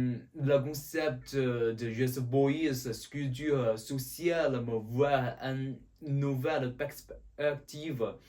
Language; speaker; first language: French; non-native, learner; Chinese